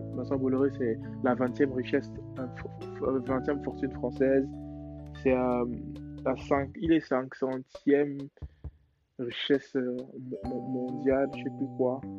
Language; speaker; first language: French; native; French